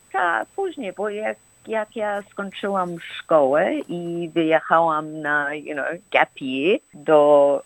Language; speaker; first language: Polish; early bilingual, heritage; Polish